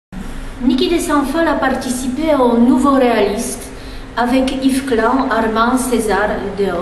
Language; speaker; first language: French; non-native, fluent; Polish